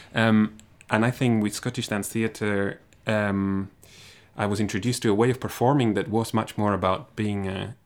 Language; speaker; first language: English; non-native, fluent; Spanish